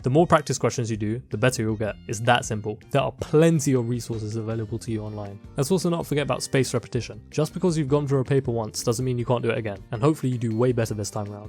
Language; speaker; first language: English; native; English